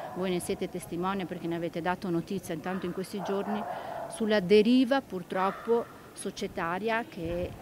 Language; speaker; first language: Italian; native; Italian